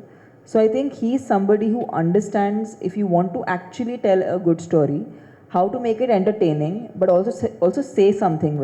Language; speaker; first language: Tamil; non-native, fluent; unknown